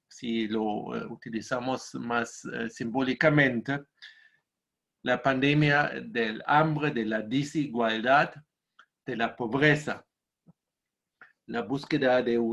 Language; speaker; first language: Spanish; non-native, fluent; German